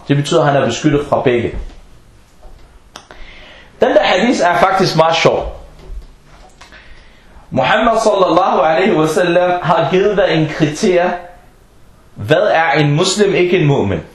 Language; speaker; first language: Danish; non-native, fluent; Arabic